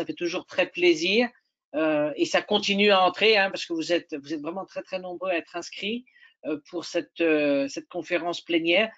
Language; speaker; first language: French; native; French